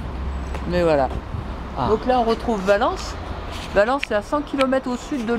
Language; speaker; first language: French; native; French